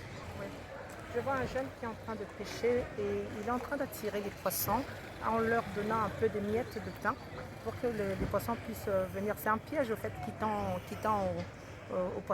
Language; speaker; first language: French; non-native, local second language; Swahili